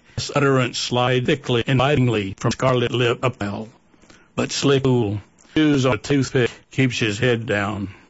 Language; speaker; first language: English; native; English